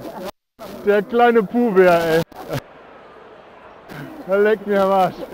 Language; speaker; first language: German; native; German